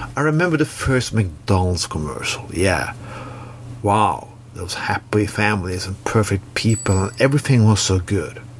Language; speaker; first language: English; non-native, fluent; Norwegian